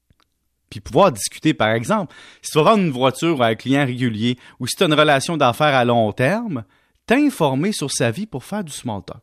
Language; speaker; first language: French; native; French